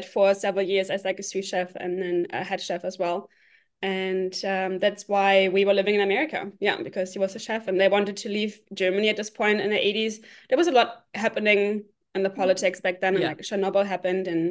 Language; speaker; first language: English; non-native, fluent; German